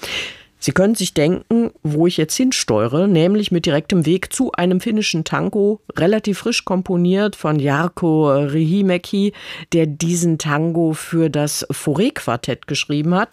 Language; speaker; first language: German; native; German